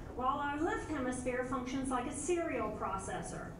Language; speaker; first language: English; native; English